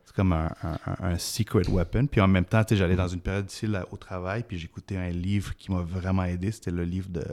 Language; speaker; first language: French; early bilingual, other home language; Arabic